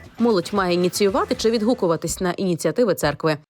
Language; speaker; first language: Ukrainian; native; Ukrainian